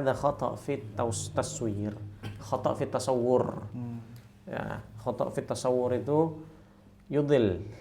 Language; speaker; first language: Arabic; non-native, fluent; Indonesian